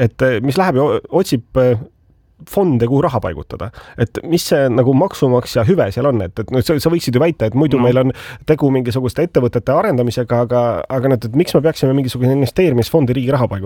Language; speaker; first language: Estonian; native; Estonian